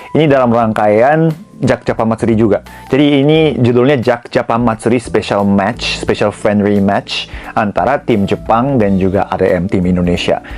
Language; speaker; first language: Indonesian; non-native, fluent; Japanese